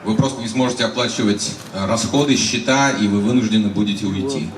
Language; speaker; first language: Russian; native; Russian